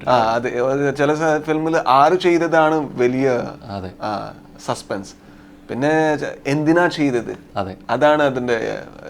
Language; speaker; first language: Malayalam; non-native, local second language; Kannada